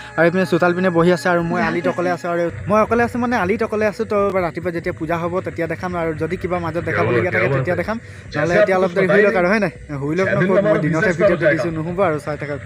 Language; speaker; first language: Assamese; non-native, local second language; Bhojpuri